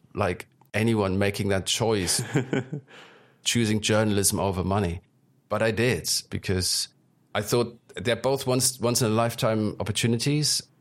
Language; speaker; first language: English; early bilingual, other home language; German